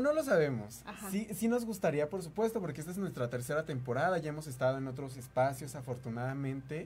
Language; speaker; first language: Spanish; native; Spanish